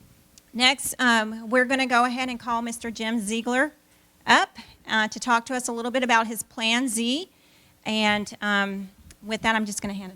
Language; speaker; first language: English; native; English